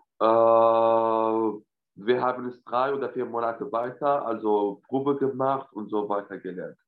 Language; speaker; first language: German; non-native, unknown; Arabic